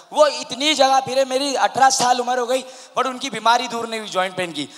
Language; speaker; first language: Hindi; non-native, local second language; Urdu